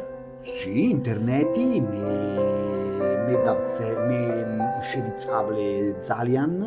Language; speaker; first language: Georgian; non-native, learner; Italian